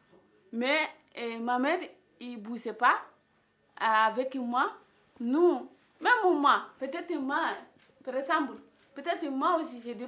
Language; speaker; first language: French; non-native, learner; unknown